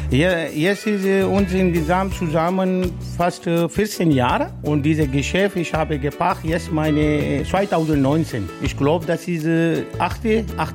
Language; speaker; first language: German; non-native, learner; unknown